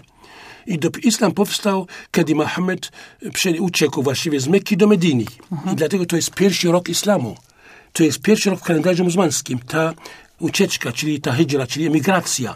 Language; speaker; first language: Polish; non-native, fluent; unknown